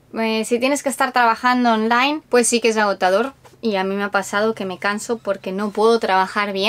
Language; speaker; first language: Spanish; native; Spanish